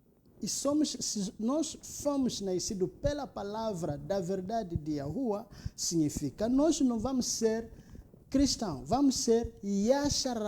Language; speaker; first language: Portuguese; non-native, local second language; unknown